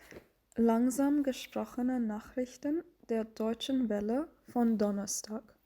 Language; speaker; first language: German; non-native, learner; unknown